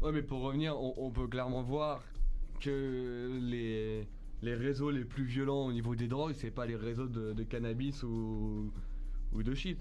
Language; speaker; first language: French; native; French